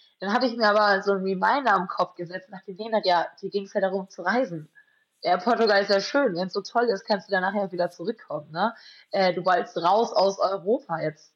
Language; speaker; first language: German; native; German